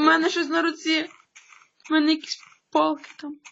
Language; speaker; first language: Ukrainian; native; Ukrainian